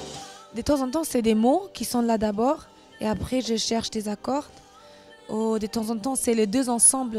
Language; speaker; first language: French; non-native, learner; German